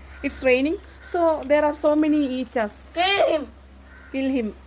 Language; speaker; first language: English; non-native, learner; Malayalam